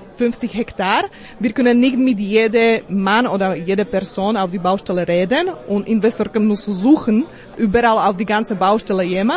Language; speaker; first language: German; non-native, learner; Slovak